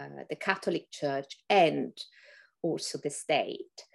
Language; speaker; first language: English; non-native, fluent; Italian